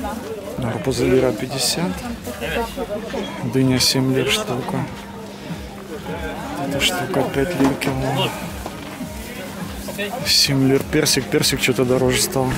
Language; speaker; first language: Russian; native; Russian